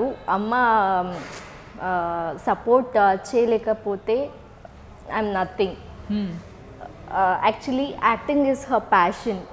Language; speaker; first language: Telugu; non-native, learner; Kannada